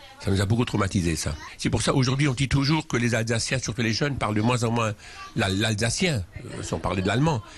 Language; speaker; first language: French; non-native, local second language; Swiss German